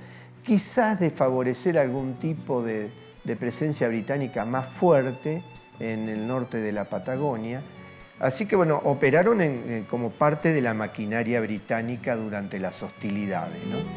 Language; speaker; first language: Spanish; native; Spanish